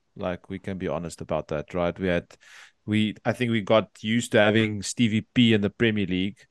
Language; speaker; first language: English; non-native, local second language; Afrikaans